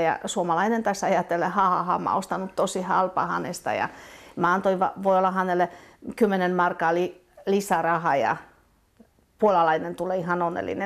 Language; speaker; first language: Finnish; non-native, fluent; Polish